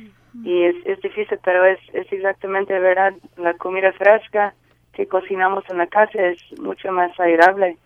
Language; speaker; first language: Spanish; non-native, learner; English